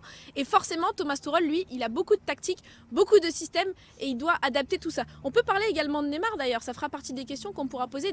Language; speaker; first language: French; native; French